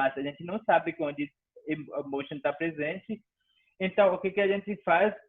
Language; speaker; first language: Portuguese; non-native, fluent; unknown